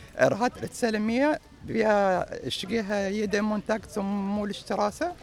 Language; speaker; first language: German; non-native, learner; Arabic